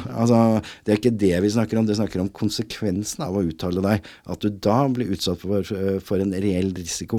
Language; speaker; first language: Norwegian; native; Norwegian